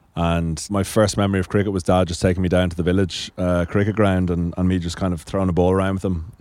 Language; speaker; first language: English; native; English